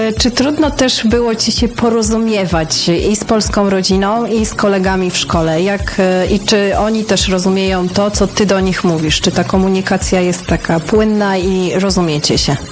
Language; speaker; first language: Polish; native; Polish